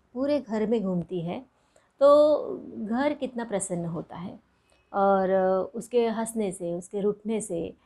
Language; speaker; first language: Hindi; non-native, local second language; Marathi